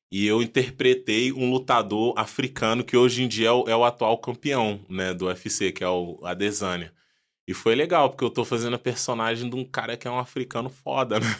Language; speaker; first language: Portuguese; early bilingual, other home language; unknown